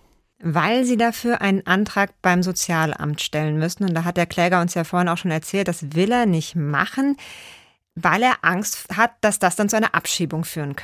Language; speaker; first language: German; native; German